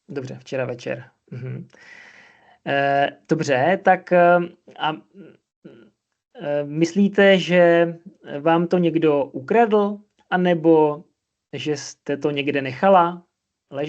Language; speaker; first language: Czech; non-native, fluent; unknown